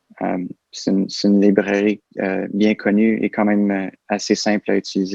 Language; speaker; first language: French; native; French